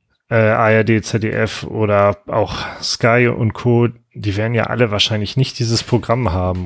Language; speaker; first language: German; native; German